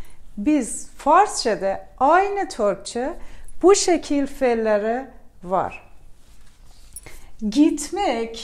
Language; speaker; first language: Turkish; non-native, learner; Persian